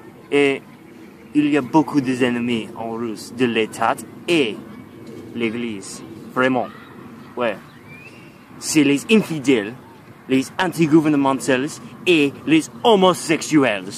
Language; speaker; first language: French; non-native, learner; English